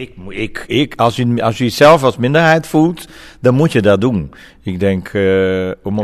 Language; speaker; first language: Dutch; non-native, fluent; Portuguese